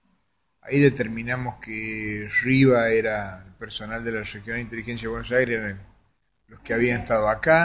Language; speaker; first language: Spanish; native; Spanish